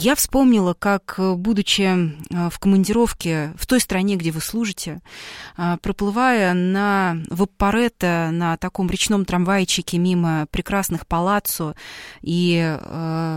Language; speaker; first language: Russian; native; Russian